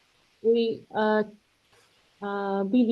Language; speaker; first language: French; non-native, learner; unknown